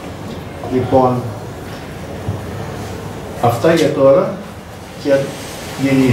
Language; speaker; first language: Greek; early bilingual, heritage; Greek